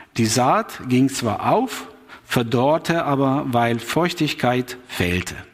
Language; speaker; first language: German; non-native, fluent; Albanian